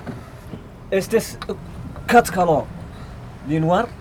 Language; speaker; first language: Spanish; non-native, local second language; Arabic